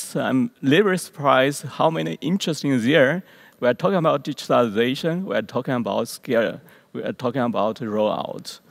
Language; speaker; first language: English; non-native, learner; Chinese